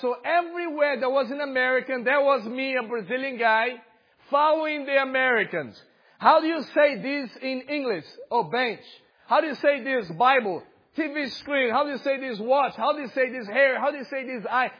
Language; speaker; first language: English; non-native, fluent; Portuguese